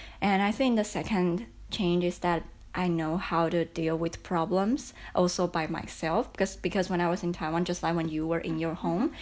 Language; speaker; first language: English; non-native, fluent; Chinese